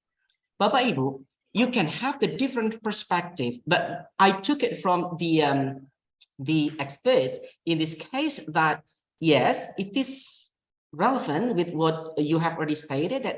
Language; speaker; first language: English; non-native, fluent; Indonesian